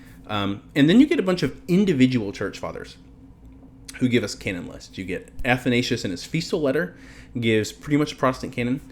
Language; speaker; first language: English; native; English